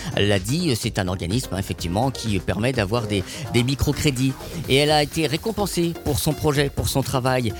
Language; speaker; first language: French; native; French